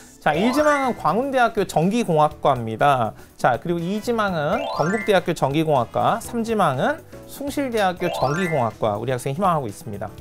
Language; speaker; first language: Korean; native; Korean